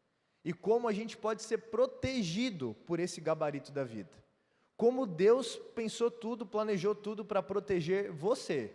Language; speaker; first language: Portuguese; native; Portuguese